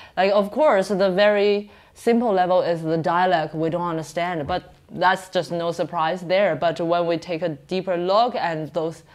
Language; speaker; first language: English; non-native, fluent; Chinese